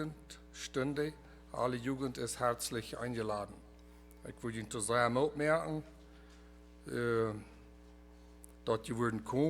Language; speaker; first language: German; early bilingual, heritage; Plautdietsch